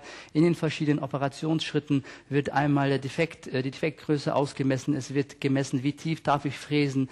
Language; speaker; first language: German; native; German